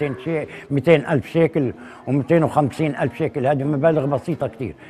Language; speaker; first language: Arabic; native; Arabic